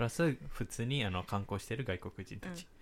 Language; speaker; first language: Japanese; non-native, fluent; Chinese